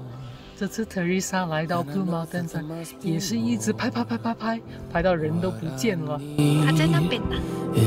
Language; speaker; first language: Chinese; native; Chinese